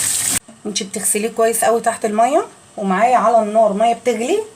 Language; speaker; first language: Arabic; native; Arabic